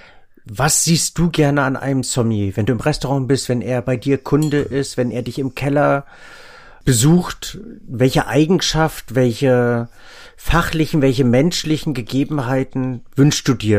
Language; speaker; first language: German; native; German